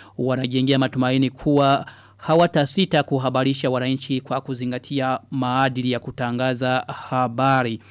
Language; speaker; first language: Swahili; non-native, local second language; Rundi